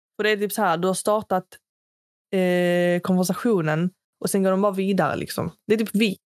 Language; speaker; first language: Swedish; early bilingual, other home language; Arabic